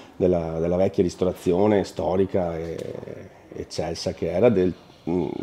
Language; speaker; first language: Italian; native; Italian